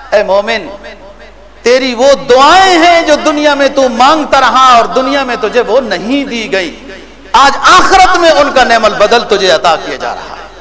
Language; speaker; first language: Urdu; native; Urdu